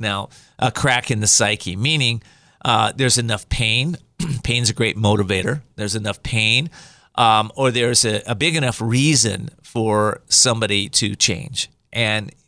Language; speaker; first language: English; native; English